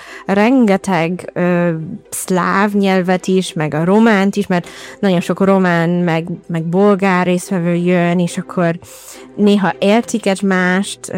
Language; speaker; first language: Hungarian; non-native, fluent; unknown